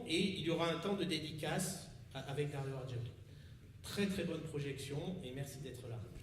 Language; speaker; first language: French; native; French